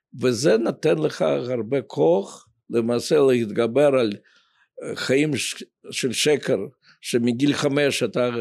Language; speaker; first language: Hebrew; non-native, fluent; Russian